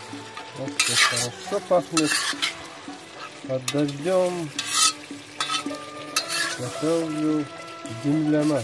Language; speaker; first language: Russian; non-native, learner; Uzbek